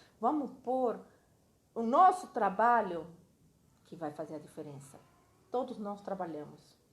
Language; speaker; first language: Portuguese; non-native, fluent; Spanish